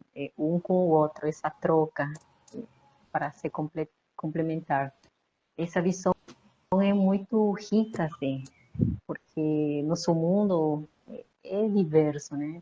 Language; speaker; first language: Portuguese; non-native, fluent; Spanish